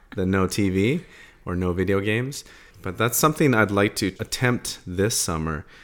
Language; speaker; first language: English; native; English